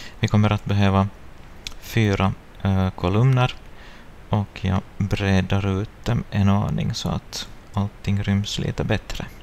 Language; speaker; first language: Swedish; native; Swedish